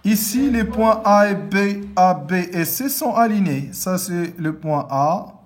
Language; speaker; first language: French; non-native, local second language; Arabic